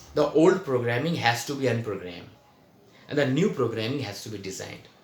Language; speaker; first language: English; non-native, local second language; Hindi